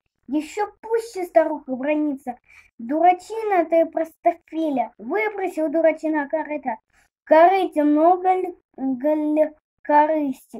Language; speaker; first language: Russian; native; Russian